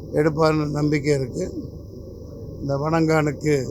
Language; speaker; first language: Tamil; native; Tamil